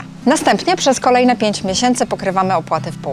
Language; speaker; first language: Polish; native; Polish